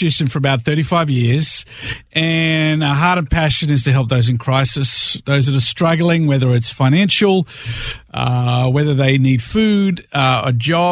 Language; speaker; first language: English; native; English